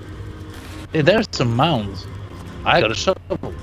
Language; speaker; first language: English; non-native, fluent; Norwegian